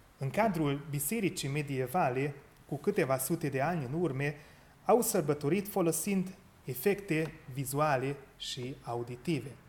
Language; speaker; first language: Romanian; non-native, local second language; Hungarian